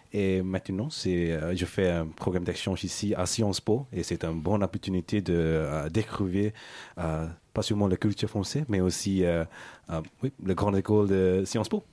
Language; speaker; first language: French; non-native, learner; English